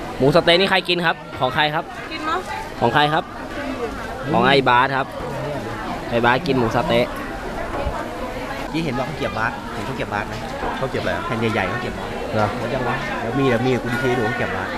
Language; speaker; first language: Thai; native; Thai